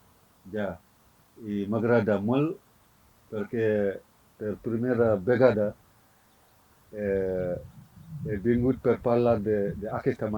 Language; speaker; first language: Catalan; non-native, learner; Fula